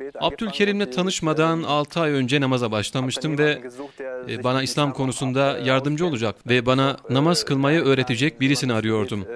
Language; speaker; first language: Turkish; non-native, fluent; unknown